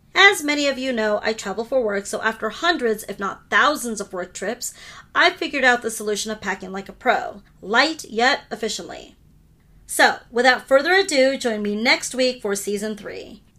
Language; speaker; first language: English; early bilingual, other home language; Hindi